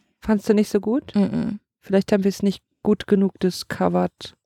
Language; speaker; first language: German; native; German